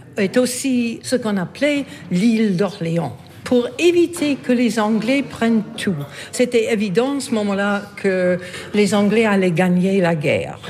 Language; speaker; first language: French; non-native, fluent; English